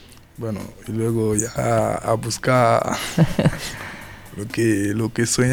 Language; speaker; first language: Spanish; non-native, learner; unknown